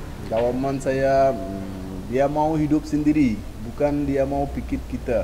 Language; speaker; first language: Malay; non-native, learner; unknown